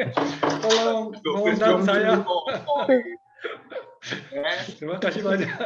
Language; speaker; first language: Indonesian; non-native, learner; Korean